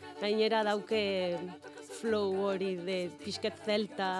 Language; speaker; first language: Basque; non-native, learner; Galician